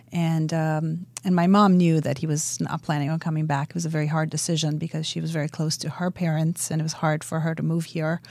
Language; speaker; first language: English; early bilingual, other home language; Romanian